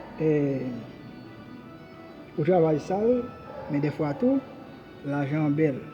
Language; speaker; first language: French; non-native, learner; Haitian Creole